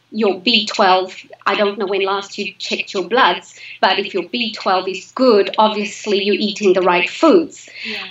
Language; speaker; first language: English; native; English